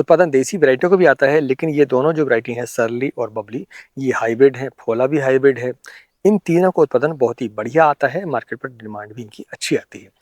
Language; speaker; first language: Hindi; native; Hindi